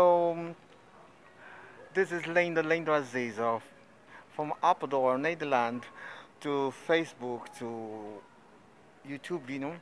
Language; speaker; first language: English; non-native, fluent; Portuguese